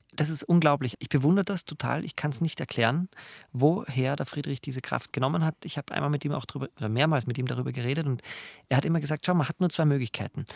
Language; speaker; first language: German; native; German